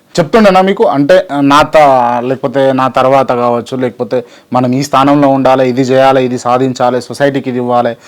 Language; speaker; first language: Telugu; native; Telugu